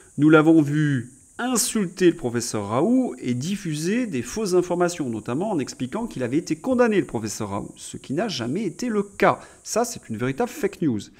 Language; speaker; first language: French; native; French